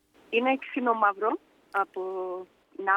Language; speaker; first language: Greek; early bilingual, heritage; Danish